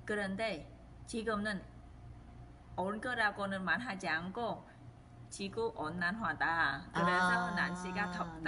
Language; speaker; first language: Korean; non-native, fluent; Vietnamese